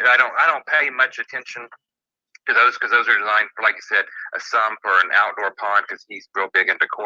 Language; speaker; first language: English; native; English